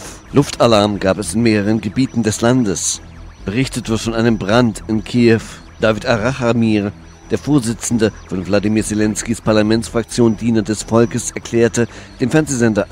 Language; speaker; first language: German; native; German